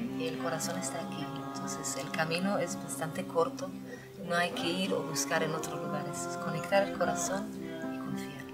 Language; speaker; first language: Spanish; non-native, fluent; Hebrew